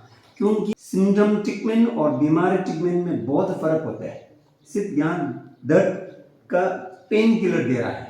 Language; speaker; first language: Hindi; non-native, fluent; Tibetan